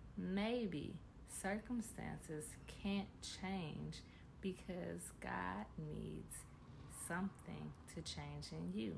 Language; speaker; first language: English; native; English